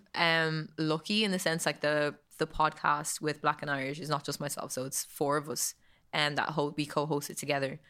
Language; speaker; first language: English; native; English